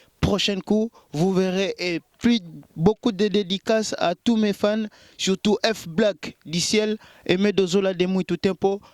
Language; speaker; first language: French; non-native, local second language; Lingala